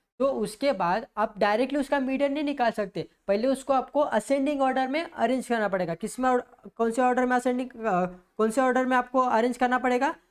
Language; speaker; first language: Hindi; non-native, local second language; Marathi